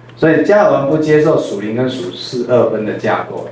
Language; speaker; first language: Chinese; non-native, local second language; Min Nan Chinese